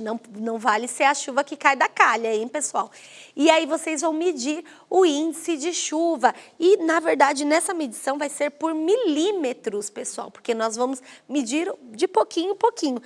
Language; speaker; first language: Portuguese; native; Portuguese